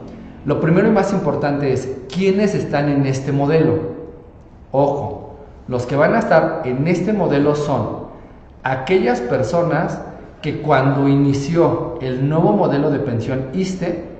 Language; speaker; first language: Spanish; native; Spanish